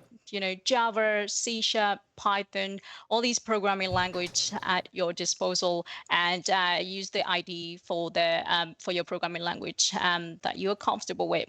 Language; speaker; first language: English; non-native, fluent; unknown